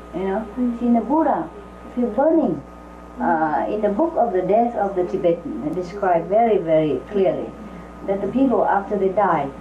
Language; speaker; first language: English; non-native, fluent; Vietnamese